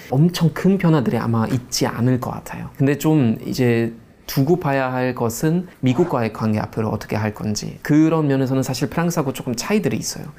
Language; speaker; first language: Korean; non-native, fluent; German